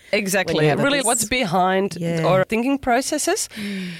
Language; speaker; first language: English; non-native, fluent; Dutch